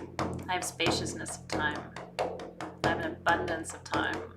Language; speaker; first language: English; native; English